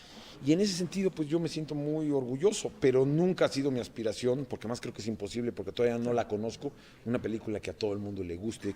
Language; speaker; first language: Spanish; native; Spanish